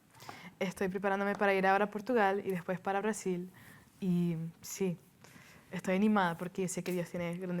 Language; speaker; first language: Spanish; early bilingual, heritage; Spanish